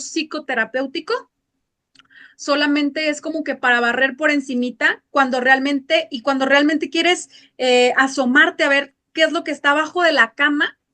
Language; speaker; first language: Spanish; native; Spanish